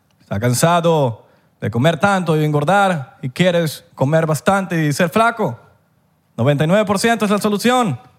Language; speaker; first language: Spanish; native; Spanish